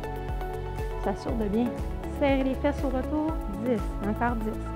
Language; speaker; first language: French; native; French